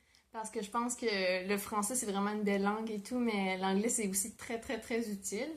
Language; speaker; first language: French; native; French